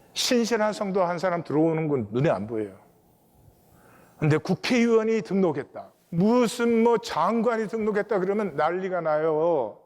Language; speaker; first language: Korean; native; Korean